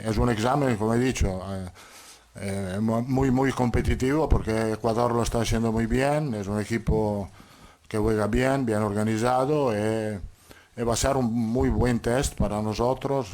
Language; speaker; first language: Spanish; non-native, fluent; Italian